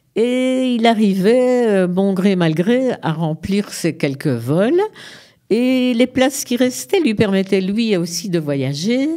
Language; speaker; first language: French; native; French